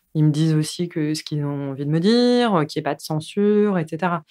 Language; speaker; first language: French; native; French